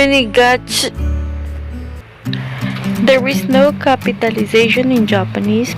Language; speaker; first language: English; non-native, local second language; Filipino